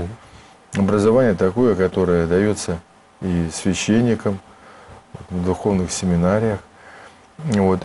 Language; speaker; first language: Russian; native; Russian